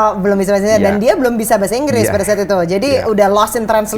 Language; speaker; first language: Indonesian; native; Indonesian